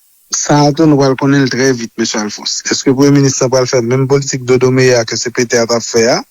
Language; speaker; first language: French; non-native, local second language; Haitian Creole